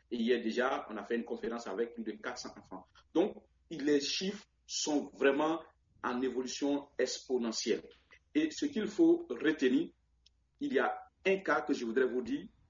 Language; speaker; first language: French; non-native, local second language; Baoulé